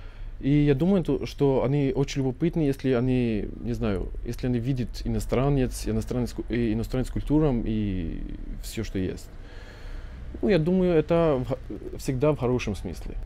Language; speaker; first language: Russian; non-native, learner; Albanian